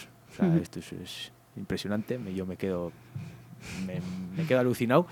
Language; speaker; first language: Spanish; native; Spanish